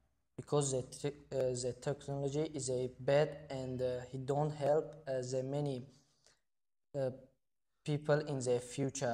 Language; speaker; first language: English; non-native, learner; Tajik